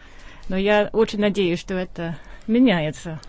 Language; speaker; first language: Russian; non-native, fluent; English